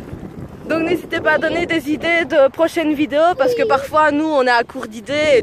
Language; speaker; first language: French; native; French